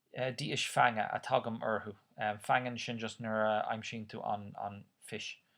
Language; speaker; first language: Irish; non-native, local second language; English